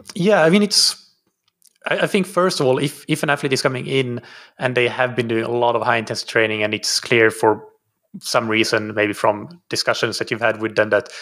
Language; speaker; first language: English; non-native, fluent; Finnish